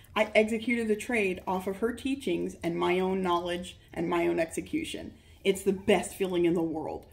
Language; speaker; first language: English; native; English